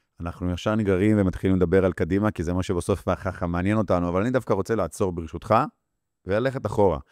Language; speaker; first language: Hebrew; native; Hebrew